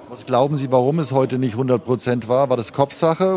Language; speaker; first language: German; native; German